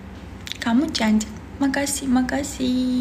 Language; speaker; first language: Indonesian; non-native, learner; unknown